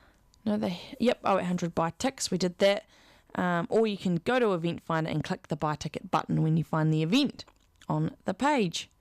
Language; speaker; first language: English; native; English